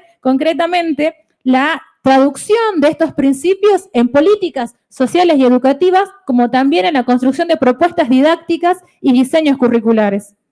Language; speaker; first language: Spanish; native; Spanish